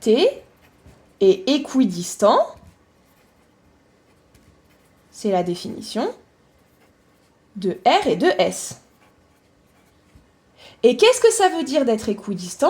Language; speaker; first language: French; native; French